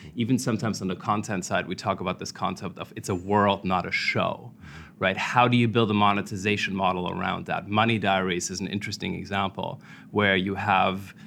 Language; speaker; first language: English; non-native, fluent; German